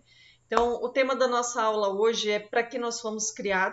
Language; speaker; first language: Portuguese; native; Portuguese